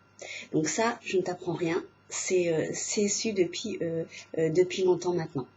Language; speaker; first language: French; native; French